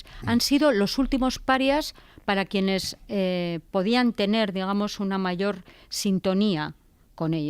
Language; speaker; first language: Spanish; native; Spanish